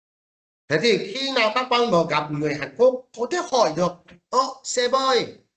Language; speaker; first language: Vietnamese; non-native, fluent; Korean